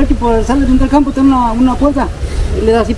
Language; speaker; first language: Spanish; native; Spanish